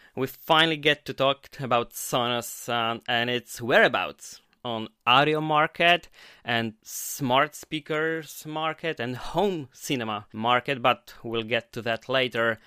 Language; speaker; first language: English; non-native, fluent; Polish